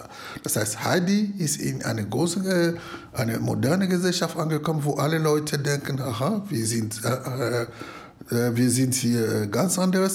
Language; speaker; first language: German; non-native, fluent; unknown